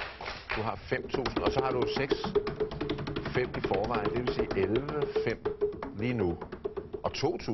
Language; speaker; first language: Danish; native; Danish